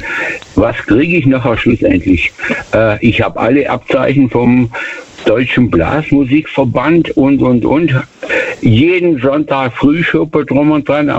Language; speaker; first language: German; native; German